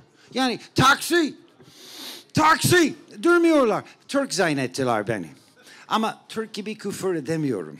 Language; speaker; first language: Turkish; non-native, fluent; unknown